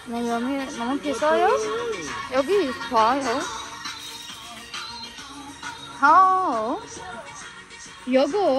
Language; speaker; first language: Korean; non-native, learner; Urdu